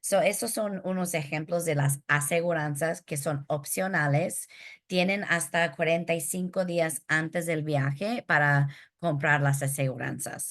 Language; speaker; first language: Spanish; early bilingual, heritage; Spanish